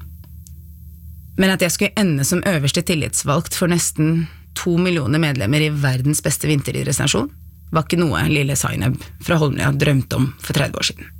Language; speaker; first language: Norwegian; early bilingual, other home language; Arabic